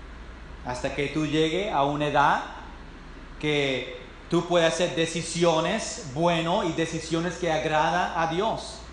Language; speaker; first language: Spanish; non-native, fluent; English